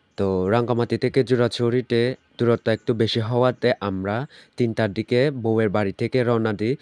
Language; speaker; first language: Bangla; non-native, local second language; Chakma